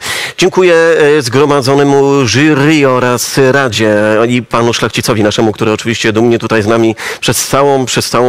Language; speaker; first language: Polish; native; Polish